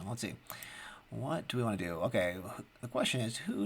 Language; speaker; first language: English; native; English